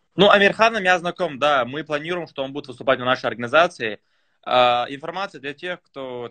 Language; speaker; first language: Russian; native; Russian